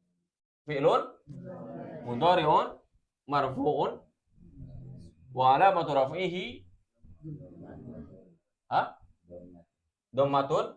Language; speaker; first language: Arabic; non-native, fluent; Indonesian